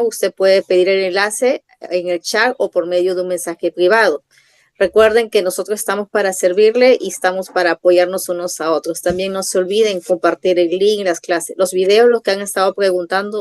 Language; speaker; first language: Spanish; native; Spanish